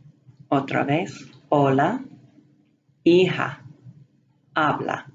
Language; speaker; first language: Spanish; non-native, fluent; English